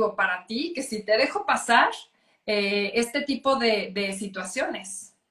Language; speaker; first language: Spanish; native; Spanish